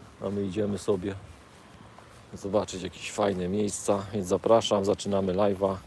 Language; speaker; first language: Polish; native; Polish